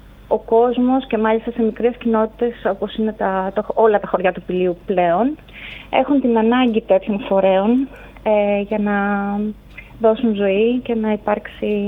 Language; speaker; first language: Greek; native; Greek